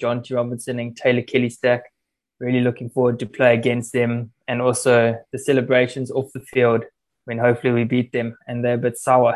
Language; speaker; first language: English; native; English